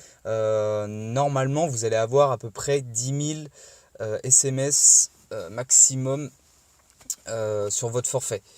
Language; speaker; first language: French; native; French